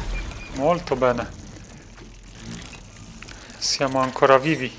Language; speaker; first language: Italian; non-native, fluent; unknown